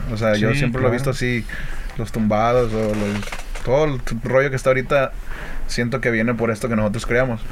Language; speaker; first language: Spanish; native; Spanish